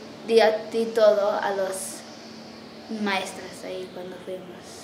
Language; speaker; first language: Spanish; early bilingual, heritage; English